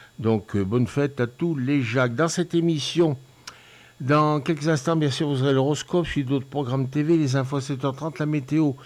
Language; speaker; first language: French; native; French